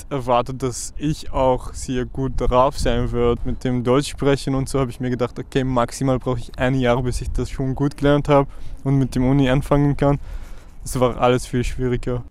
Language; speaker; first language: German; non-native, fluent; Arabic